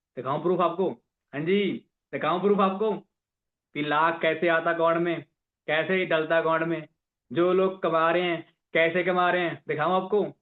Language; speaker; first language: Hindi; non-native, local second language; Punjabi